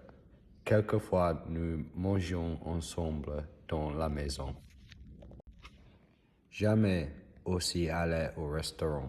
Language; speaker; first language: French; non-native, learner; English